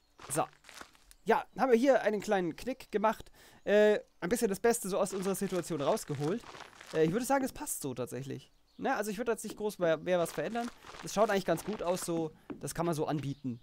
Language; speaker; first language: German; native; German